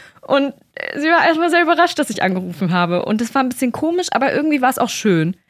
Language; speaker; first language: German; early bilingual, other home language; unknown